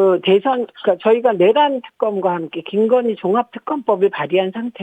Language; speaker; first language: Korean; native; Korean